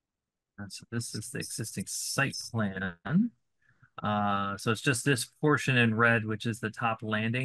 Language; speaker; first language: English; native; English